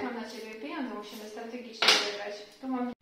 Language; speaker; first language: Polish; native; Polish